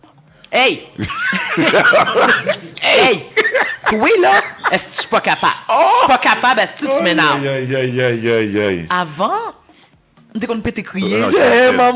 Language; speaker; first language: French; native; French